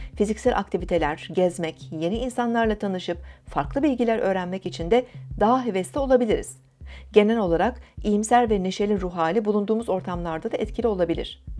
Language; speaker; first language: Turkish; native; Turkish